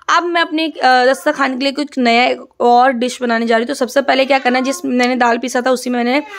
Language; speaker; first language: Hindi; non-native, local second language; Assamese